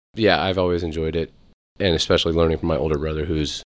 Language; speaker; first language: English; native; English